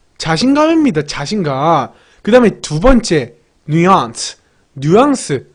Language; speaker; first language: Korean; native; Korean